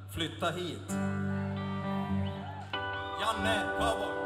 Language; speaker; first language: Swedish; native; Swedish